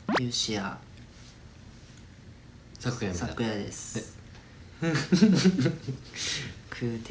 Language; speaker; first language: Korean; non-native, fluent; Japanese